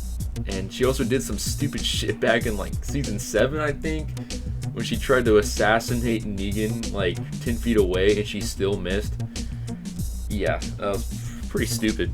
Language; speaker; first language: English; native; English